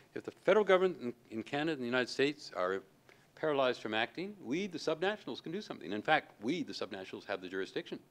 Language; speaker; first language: English; native; English